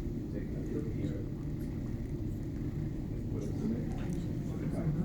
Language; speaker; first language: English; non-native, learner; Spanish